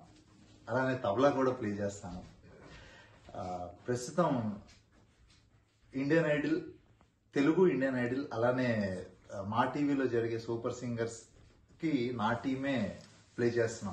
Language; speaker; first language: Telugu; native; Telugu